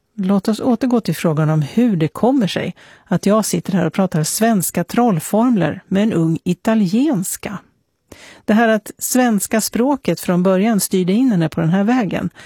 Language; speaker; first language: Swedish; native; Swedish